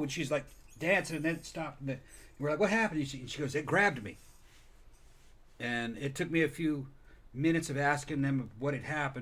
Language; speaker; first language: English; native; English